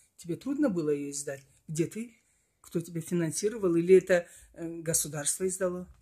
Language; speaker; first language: Russian; non-native, local second language; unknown